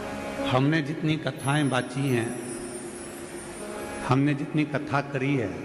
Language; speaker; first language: Hindi; native; Hindi